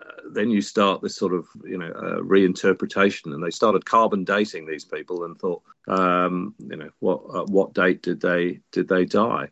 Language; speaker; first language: English; native; English